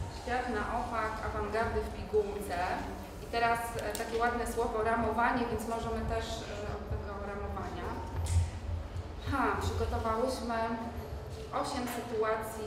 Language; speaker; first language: Polish; native; Polish